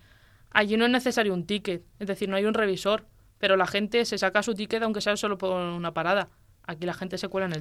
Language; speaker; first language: Spanish; native; Spanish